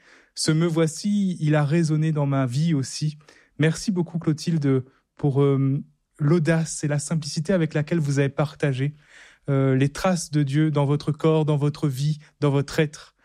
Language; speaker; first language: French; native; French